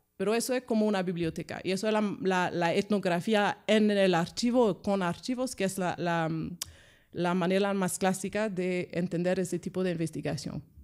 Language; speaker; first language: Spanish; non-native, fluent; French